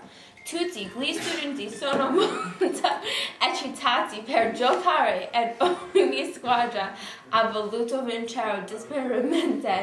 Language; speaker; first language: Italian; non-native, learner; English